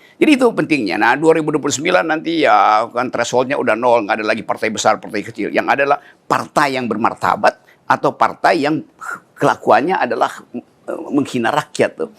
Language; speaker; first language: Indonesian; native; Indonesian